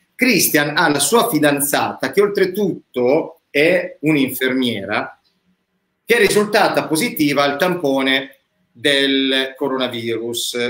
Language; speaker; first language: Italian; native; Italian